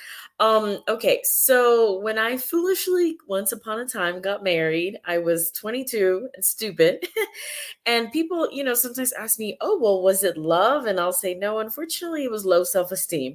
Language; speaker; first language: English; early bilingual, other home language; Spanish